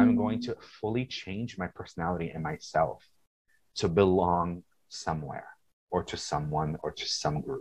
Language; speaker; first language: English; non-native, fluent; Portuguese